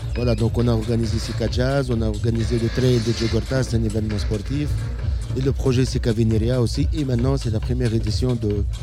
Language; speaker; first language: French; non-native, local second language; Arabic